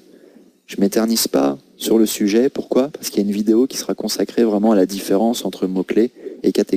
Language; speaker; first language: French; native; French